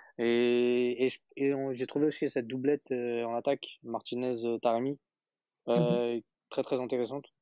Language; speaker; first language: French; native; French